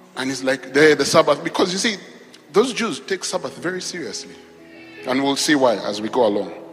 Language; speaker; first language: English; non-native, local second language; Ganda